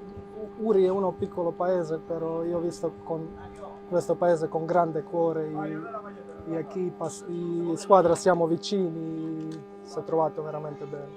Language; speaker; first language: Italian; non-native, learner; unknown